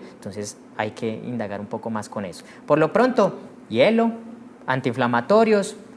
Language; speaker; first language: Spanish; native; Spanish